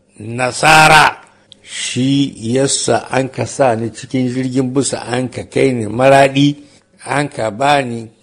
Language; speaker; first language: Hausa; native; Hausa